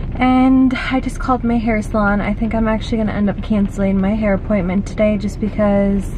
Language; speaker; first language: English; native; English